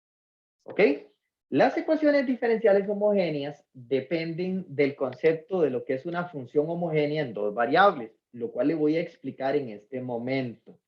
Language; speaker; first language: Spanish; native; Spanish